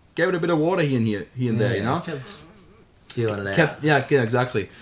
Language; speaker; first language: English; non-native, fluent; German